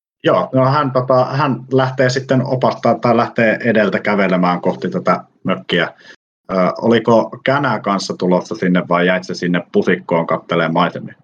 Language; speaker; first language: Finnish; native; Finnish